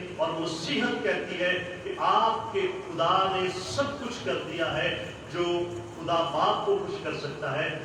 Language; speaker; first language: Urdu; non-native, local second language; Punjabi